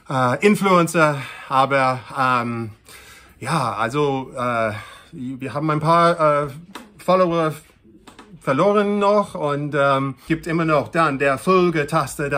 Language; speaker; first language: German; non-native, learner; English